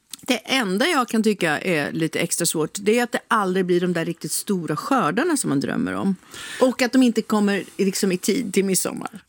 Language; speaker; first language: Swedish; native; Swedish